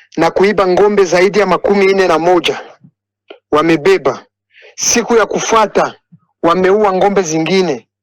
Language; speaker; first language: Swahili; non-native, local second language; Kinyarwanda